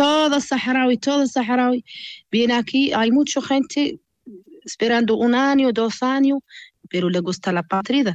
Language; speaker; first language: Spanish; non-native, learner; Arabic